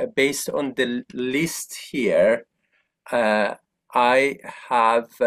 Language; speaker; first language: English; non-native, fluent; Persian